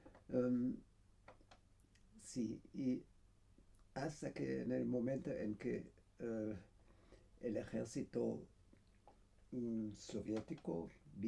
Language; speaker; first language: Spanish; non-native, fluent; German